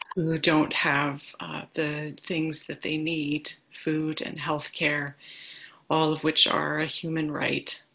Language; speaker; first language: English; native; English